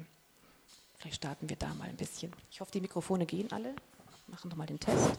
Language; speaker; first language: German; native; German